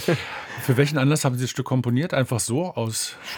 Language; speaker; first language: German; native; German